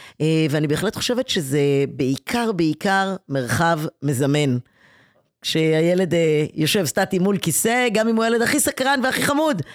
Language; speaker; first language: Hebrew; native; Hebrew